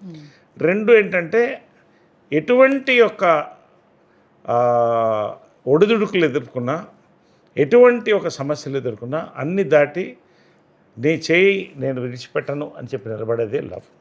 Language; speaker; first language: Telugu; native; Telugu